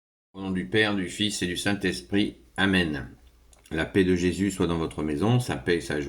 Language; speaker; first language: French; native; French